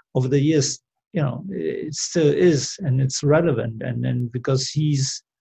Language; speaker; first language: English; non-native, fluent; German